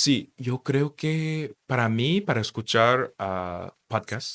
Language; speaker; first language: Spanish; non-native, fluent; English